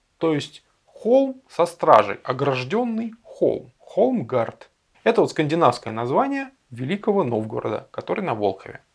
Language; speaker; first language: Russian; native; Russian